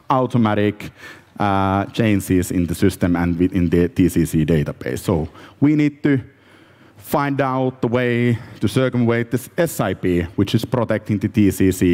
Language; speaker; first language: English; non-native, fluent; Finnish